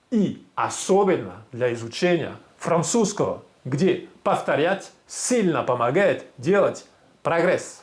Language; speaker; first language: Russian; non-native, fluent; French